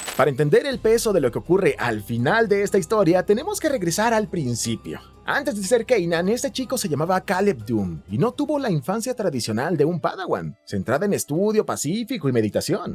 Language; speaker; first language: Spanish; native; Spanish